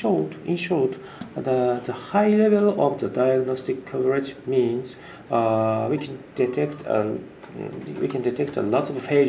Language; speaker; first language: English; non-native, learner; Japanese